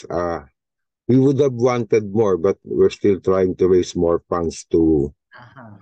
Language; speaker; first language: English; non-native, local second language; Filipino